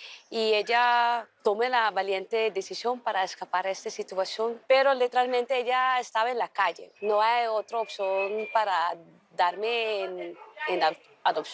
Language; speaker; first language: Spanish; non-native, learner; Dutch